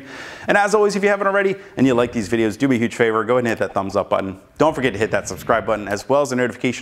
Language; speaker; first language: English; native; English